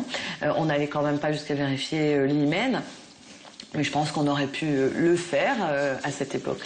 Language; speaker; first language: French; native; French